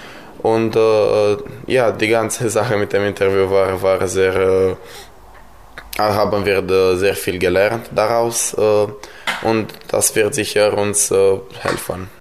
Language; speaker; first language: German; non-native, local second language; Romanian